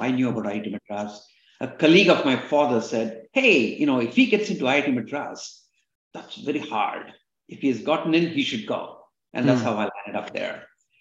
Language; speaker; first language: English; non-native, local second language; Kannada